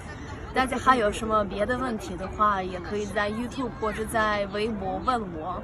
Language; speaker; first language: Chinese; non-native, fluent; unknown